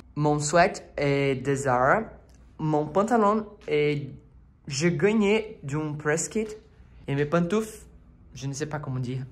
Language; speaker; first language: French; non-native, learner; Portuguese